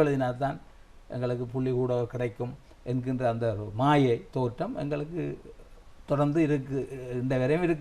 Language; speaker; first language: Tamil; native; Tamil